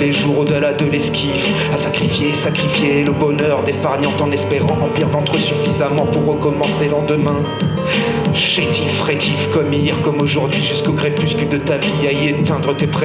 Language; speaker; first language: French; native; French